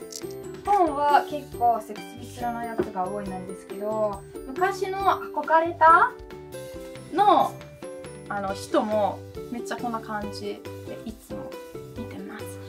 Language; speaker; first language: Japanese; non-native, fluent; Italian